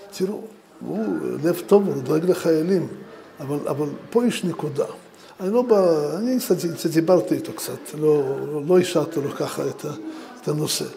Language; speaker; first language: Hebrew; non-native, fluent; Russian